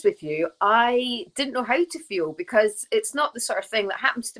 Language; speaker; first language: English; native; English